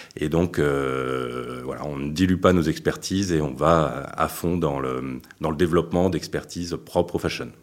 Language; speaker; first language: French; native; French